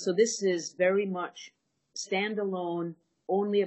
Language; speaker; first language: English; native; English